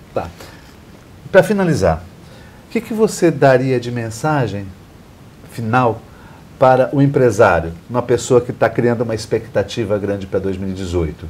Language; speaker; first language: Portuguese; native; Portuguese